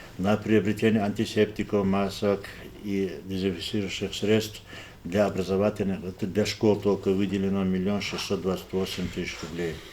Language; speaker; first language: Russian; non-native, local second language; Lezghian